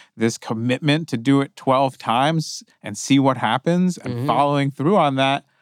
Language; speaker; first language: English; native; English